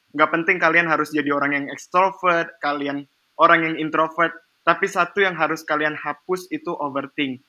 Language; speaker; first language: Indonesian; native; Indonesian